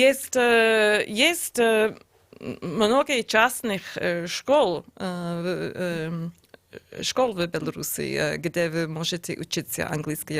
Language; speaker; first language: Russian; non-native, learner; English